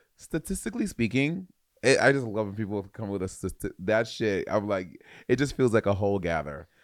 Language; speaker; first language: English; native; English